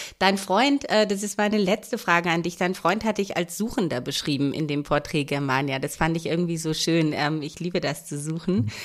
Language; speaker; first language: German; native; German